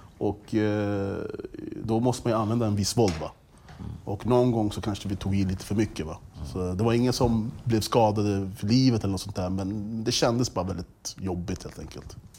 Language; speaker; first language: Swedish; early bilingual, other home language; English